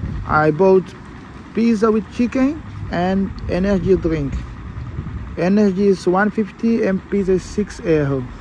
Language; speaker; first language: English; non-native, learner; Portuguese